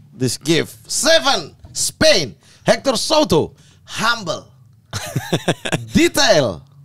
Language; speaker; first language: English; non-native, learner; Indonesian